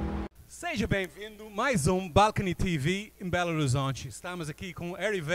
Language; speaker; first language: Portuguese; non-native, fluent; English